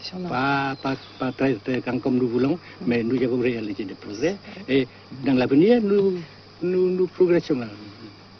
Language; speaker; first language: French; non-native, fluent; Vietnamese